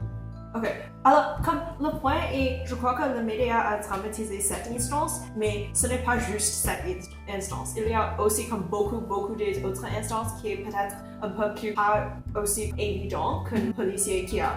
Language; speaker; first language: French; non-native, local second language; English